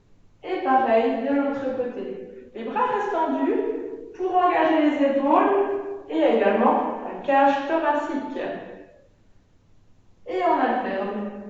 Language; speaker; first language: French; native; French